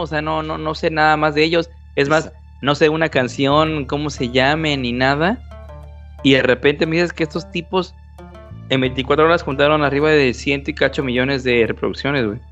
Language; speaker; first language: Spanish; native; Spanish